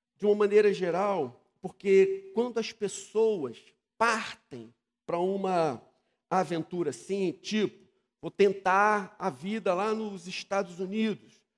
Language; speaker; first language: Portuguese; native; Portuguese